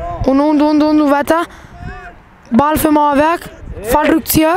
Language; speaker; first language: German; non-native, learner; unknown